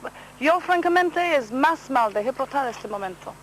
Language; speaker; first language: Spanish; non-native, learner; English